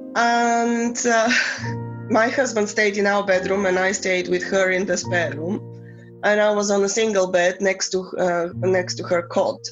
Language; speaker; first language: English; non-native, fluent; Bulgarian